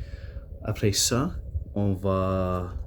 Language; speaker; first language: French; non-native, local second language; English